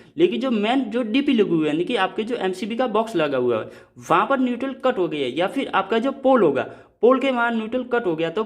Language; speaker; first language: Hindi; native; Hindi